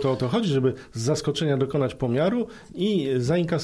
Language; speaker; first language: Polish; native; Polish